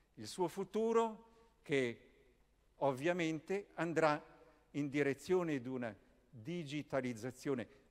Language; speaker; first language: Italian; native; Italian